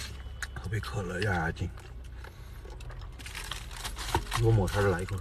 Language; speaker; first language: Chinese; native; Chinese